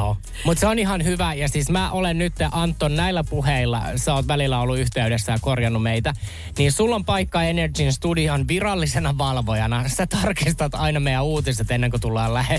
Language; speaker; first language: Finnish; native; Finnish